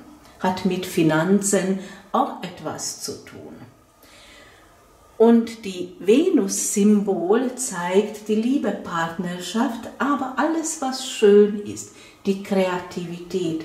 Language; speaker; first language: German; non-native, fluent; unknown